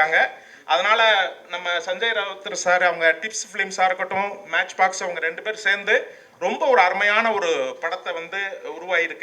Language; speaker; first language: Tamil; native; Tamil